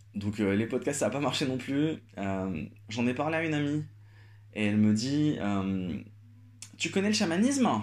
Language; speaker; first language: French; non-native, local second language; Arabic